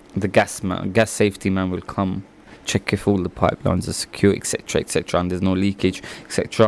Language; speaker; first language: English; early bilingual, other home language; Punjabi